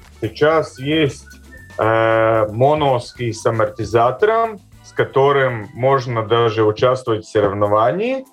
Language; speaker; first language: Russian; non-native, local second language; Latvian